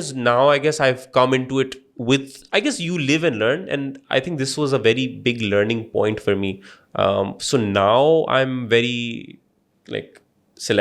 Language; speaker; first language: English; non-native, local second language; Urdu